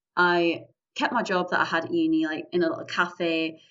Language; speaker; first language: English; native; English